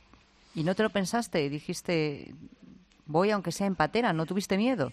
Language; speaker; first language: Spanish; native; Spanish